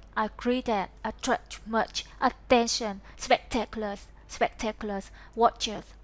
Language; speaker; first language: English; non-native, learner; Vietnamese